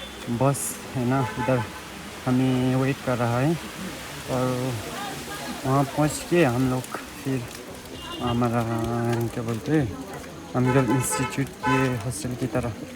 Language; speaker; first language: Hindi; non-native, local second language; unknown